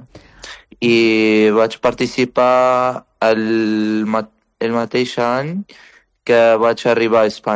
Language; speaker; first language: Catalan; non-native, fluent; Arabic